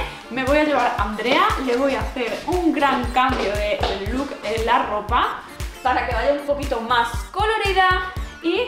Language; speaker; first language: Spanish; native; Spanish